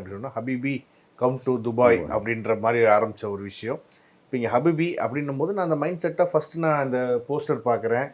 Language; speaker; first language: Tamil; native; Tamil